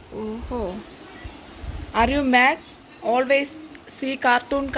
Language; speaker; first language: English; non-native, learner; Malayalam